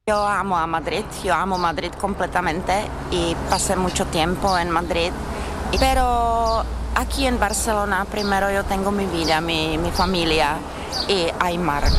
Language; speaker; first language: Spanish; non-native, fluent; Czech